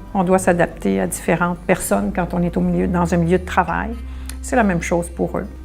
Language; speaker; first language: French; native; French